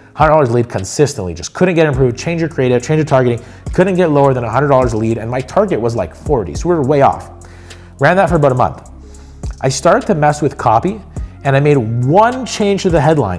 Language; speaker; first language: English; native; English